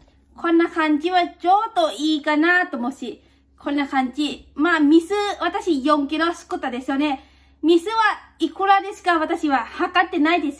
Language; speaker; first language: Japanese; non-native, fluent; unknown